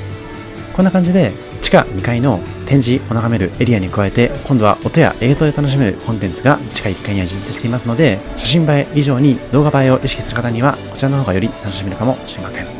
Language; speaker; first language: Japanese; native; Japanese